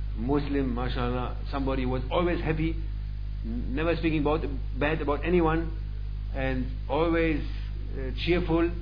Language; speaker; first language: English; non-native, fluent; German